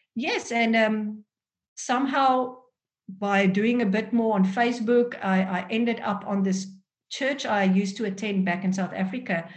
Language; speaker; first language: English; non-native, local second language; Afrikaans